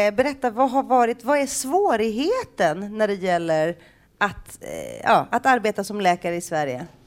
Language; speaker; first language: Swedish; native; Swedish